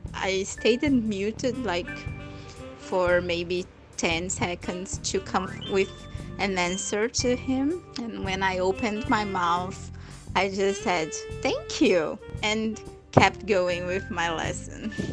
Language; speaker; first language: English; non-native, fluent; Portuguese